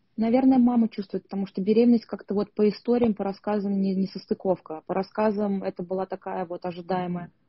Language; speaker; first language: Russian; native; Russian